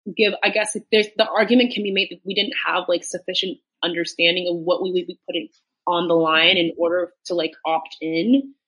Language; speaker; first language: English; native; English